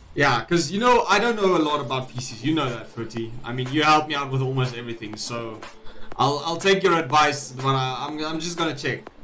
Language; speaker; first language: English; non-native, local second language; Afrikaans